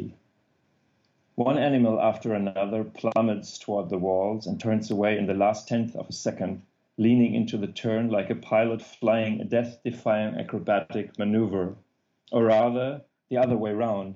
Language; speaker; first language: English; non-native, fluent; German